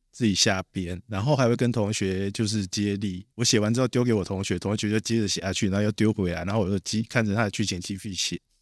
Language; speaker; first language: Chinese; native; Chinese